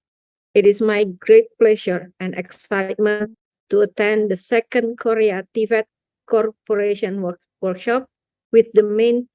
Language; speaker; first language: English; non-native, fluent; Indonesian